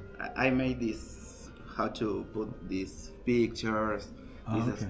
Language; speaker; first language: English; non-native, learner; Spanish